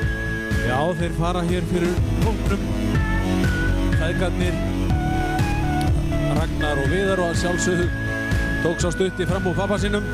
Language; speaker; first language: Icelandic; native; Icelandic